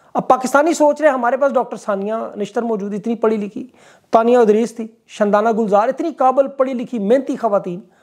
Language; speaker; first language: Urdu; native; Urdu